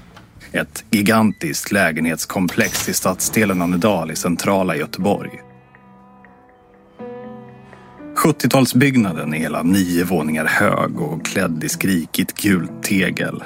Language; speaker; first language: Swedish; native; Swedish